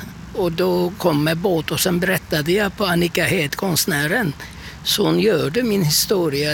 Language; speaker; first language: Swedish; non-native, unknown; Turkish